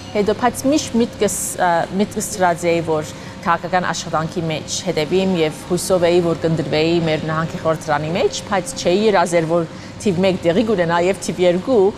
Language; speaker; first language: Armenian; early bilingual, heritage; Armenian